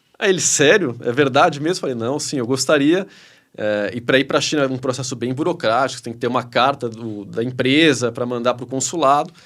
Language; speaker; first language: Portuguese; early bilingual, other home language; Spanish